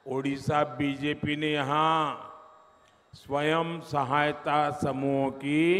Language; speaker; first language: Hindi; non-native, local second language; Gujarati